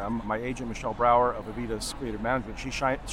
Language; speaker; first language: English; native; English